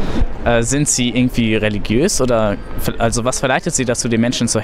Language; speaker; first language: German; native; German